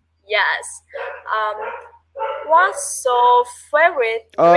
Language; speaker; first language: English; non-native, learner; Vietnamese